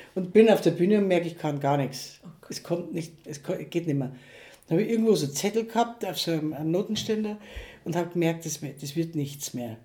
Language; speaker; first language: German; native; German